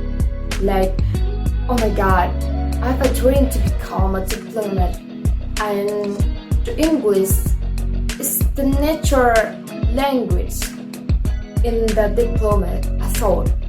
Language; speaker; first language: English; non-native, fluent; Indonesian